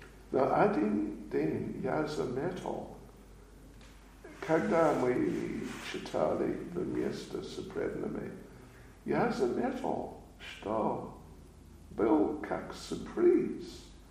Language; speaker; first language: Russian; non-native, learner; English